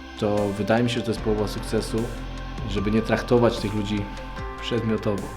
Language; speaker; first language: Polish; native; Polish